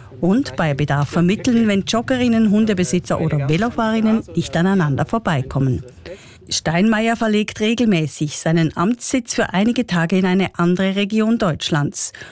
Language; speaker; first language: German; native; German